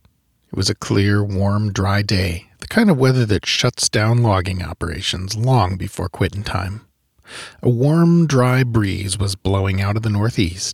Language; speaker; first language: English; native; English